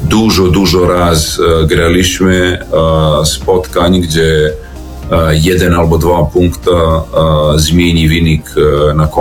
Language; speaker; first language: Polish; non-native, learner; Serbian